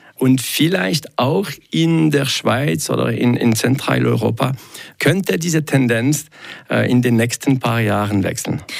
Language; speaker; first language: German; non-native, local second language; French